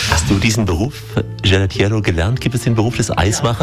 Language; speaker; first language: German; native; German